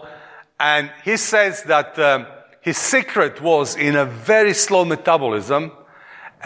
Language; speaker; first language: English; non-native, fluent; Serbian